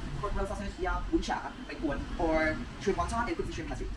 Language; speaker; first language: English; non-native, learner; Vietnamese